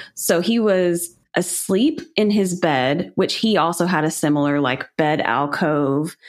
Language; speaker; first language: English; native; English